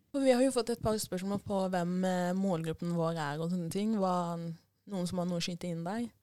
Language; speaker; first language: Norwegian; early bilingual, other home language; Persian